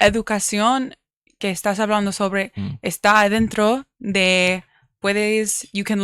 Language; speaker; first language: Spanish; non-native, learner; English